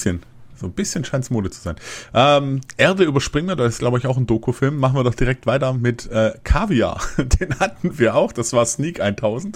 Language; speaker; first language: German; native; German